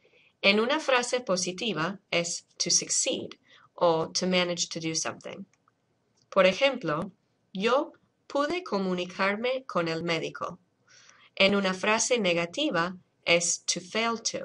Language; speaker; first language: Spanish; non-native, fluent; English